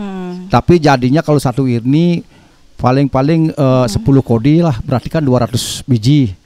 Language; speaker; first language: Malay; non-native, local second language; Balinese